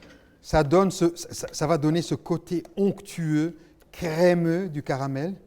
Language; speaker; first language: French; native; French